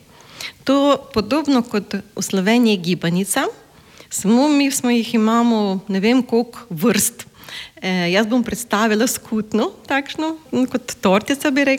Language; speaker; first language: Slovenian; non-native, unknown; Ukrainian